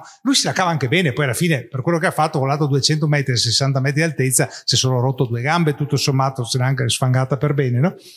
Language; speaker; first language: Italian; native; Italian